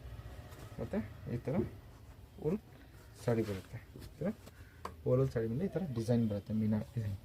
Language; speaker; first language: Kannada; non-native, local second language; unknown